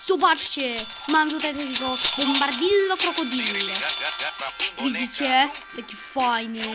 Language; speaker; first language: Polish; native; Polish